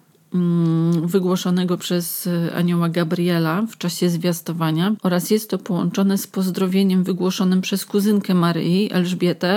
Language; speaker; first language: Polish; native; Polish